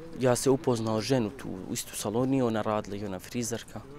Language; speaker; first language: Croatian; non-native, learner; Kurdish